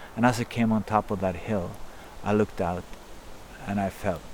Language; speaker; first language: English; non-native, fluent; Norwegian